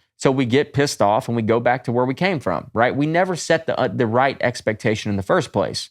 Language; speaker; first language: English; native; English